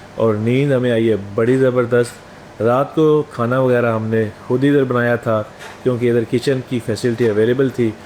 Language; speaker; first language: Urdu; native; Urdu